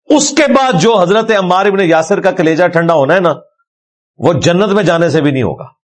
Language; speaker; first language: Urdu; non-native, local second language; Punjabi